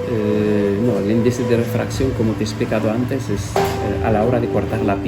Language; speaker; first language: Spanish; non-native, fluent; Arabic